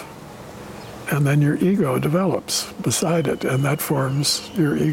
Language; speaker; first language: English; native; English